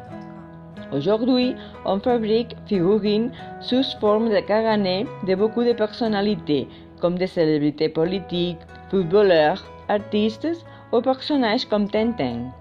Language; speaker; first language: French; non-native, fluent; Catalan